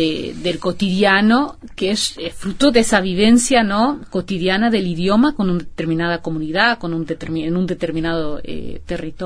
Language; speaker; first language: Spanish; non-native, fluent; Portuguese